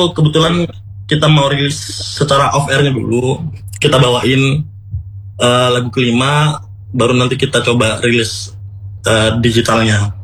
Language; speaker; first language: Indonesian; non-native, local second language; Madurese